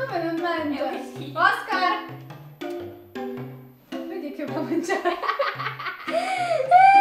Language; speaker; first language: Italian; non-native, fluent; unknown